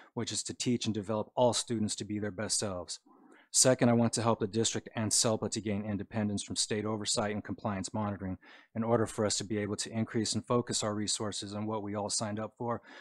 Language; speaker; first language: English; native; English